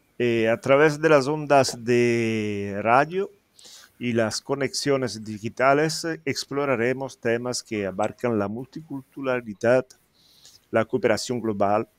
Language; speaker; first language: Spanish; non-native, fluent; Italian